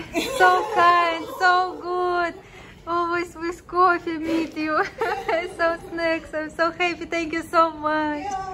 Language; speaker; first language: English; non-native, learner; Russian